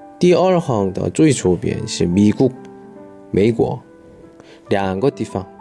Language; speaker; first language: Chinese; non-native, learner; Korean